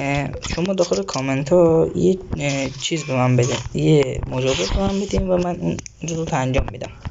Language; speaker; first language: Persian; native; Persian